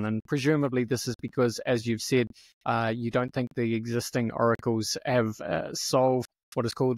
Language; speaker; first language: English; native; English